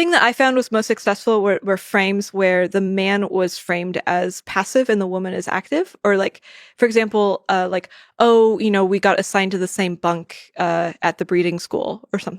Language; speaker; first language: English; native; English